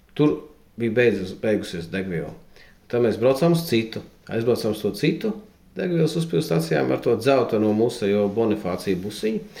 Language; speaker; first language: Latvian; native; Latvian